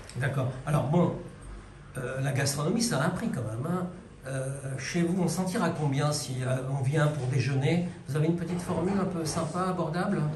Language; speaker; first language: French; native; French